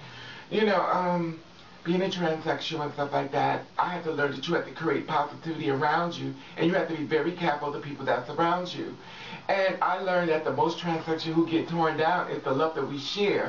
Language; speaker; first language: English; native; English